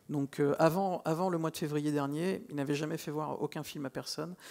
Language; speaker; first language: French; native; French